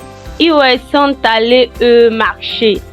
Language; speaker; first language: French; non-native, learner; English